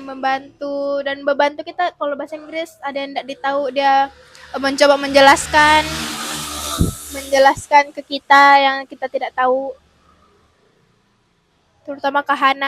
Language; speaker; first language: Indonesian; non-native, local second language; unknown